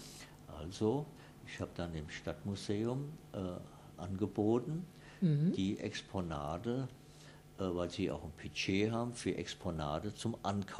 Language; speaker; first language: German; native; German